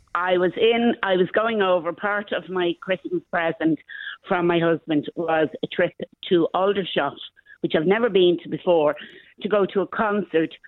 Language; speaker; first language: English; native; English